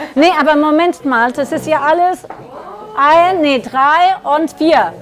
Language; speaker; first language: German; non-native, learner; Catalan